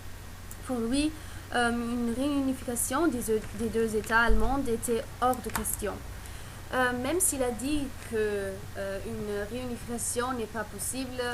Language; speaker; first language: French; non-native, learner; German